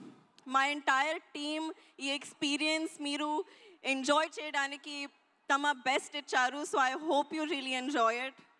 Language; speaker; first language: Telugu; non-native, learner; Hindi